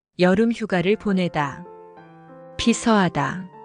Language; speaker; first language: Korean; native; Korean